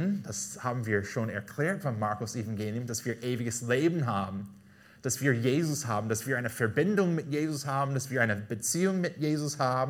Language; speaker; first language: German; non-native, fluent; English